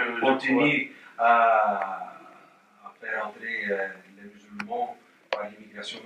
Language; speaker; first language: French; non-native, local second language; Dutch